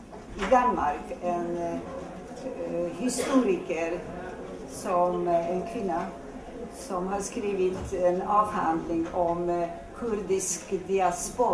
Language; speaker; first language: Swedish; non-native, fluent; Polish